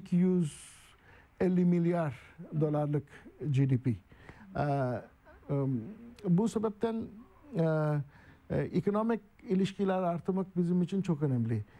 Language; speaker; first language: Turkish; non-native, learner; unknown